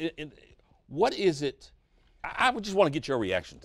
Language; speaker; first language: English; native; English